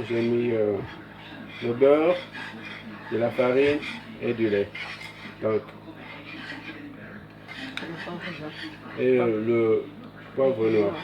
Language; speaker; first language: French; non-native, fluent; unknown